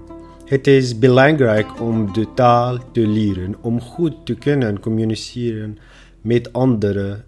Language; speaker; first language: Dutch; non-native, fluent; Arabic